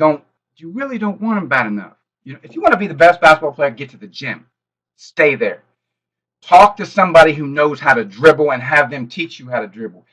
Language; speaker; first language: English; native; English